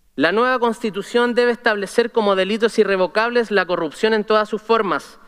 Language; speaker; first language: Spanish; native; Spanish